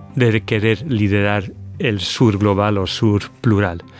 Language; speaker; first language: Spanish; non-native, fluent; English